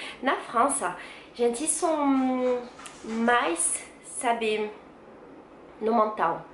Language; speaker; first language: Portuguese; non-native, learner; French